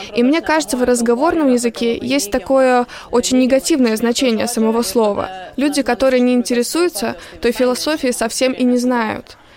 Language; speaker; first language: Russian; non-native, local second language; Lithuanian